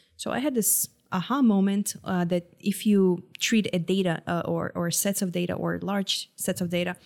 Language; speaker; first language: English; non-native, fluent; Hebrew